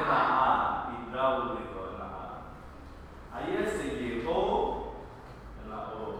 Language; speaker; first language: Spanish; non-native, fluent; English